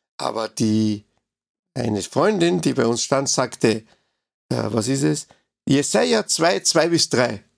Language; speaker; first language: German; non-native, fluent; Spanish